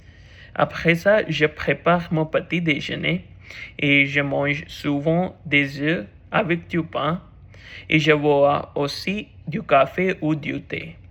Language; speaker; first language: French; non-native, learner; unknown